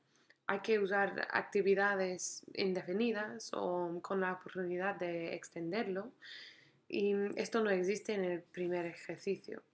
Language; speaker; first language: Spanish; non-native, fluent; English